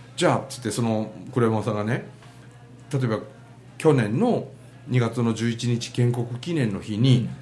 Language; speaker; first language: Japanese; native; Japanese